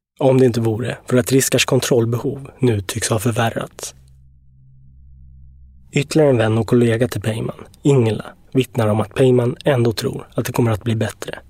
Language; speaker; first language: Swedish; native; Swedish